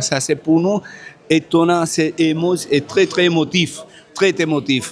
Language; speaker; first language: French; non-native, fluent; Spanish